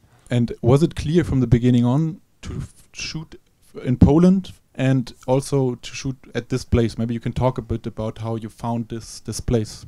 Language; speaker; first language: English; non-native, fluent; German